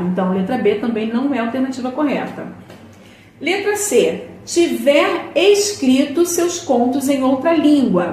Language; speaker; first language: Portuguese; native; Portuguese